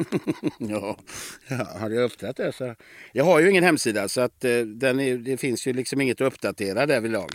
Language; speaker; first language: Swedish; native; Swedish